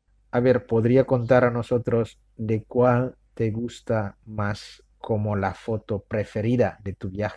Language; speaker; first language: Spanish; non-native, fluent; Indonesian